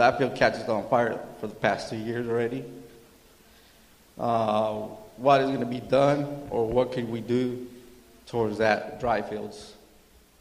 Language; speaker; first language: English; early bilingual, other home language; Spanish